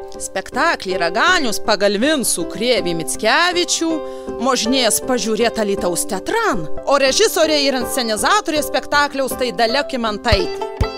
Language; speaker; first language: Lithuanian; native; Lithuanian